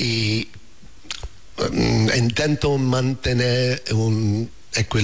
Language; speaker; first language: Spanish; non-native, learner; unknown